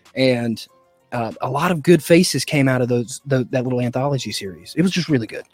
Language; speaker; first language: English; native; English